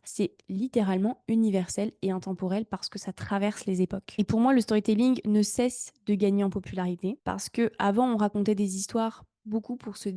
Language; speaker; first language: French; native; French